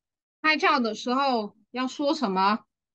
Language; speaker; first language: Chinese; non-native, fluent; Vietnamese